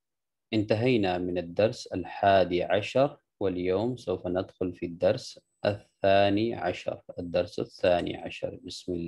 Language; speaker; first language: Arabic; non-native, fluent; Urdu